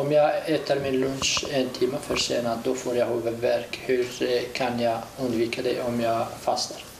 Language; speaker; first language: Swedish; non-native, fluent; Arabic